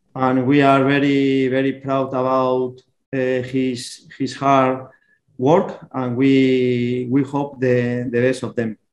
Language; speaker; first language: English; non-native, fluent; Spanish